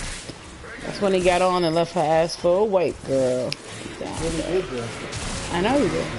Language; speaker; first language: English; native; English